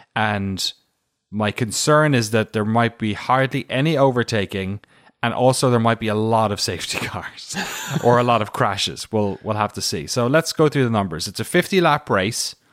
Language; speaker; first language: English; native; English